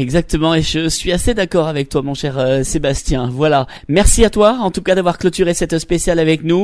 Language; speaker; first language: French; native; French